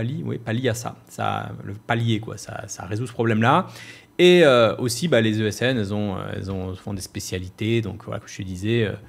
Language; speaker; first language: French; native; French